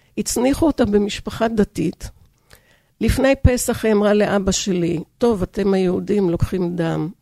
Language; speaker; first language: Hebrew; early bilingual, other home language; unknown